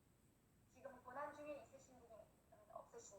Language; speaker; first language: Korean; native; Korean